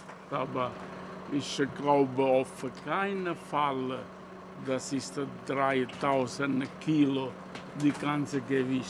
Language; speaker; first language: German; non-native, learner; Italian